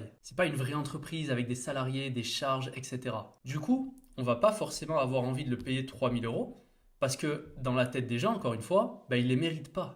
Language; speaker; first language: French; native; French